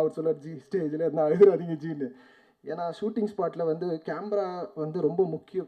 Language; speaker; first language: Tamil; native; Tamil